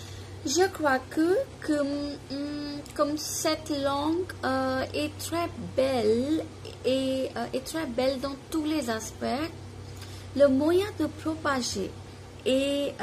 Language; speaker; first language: French; non-native, fluent; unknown